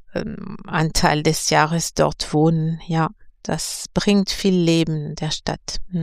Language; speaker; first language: German; non-native, fluent; French